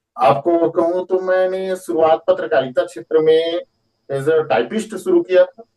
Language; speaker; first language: Hindi; native; Hindi